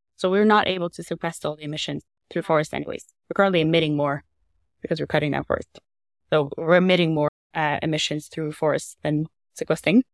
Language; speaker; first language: English; non-native, fluent; Norwegian